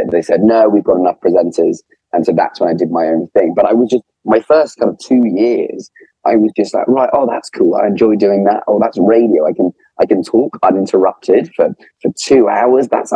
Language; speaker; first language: English; native; English